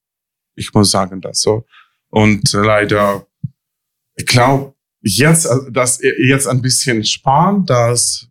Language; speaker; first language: German; non-native, learner; Ukrainian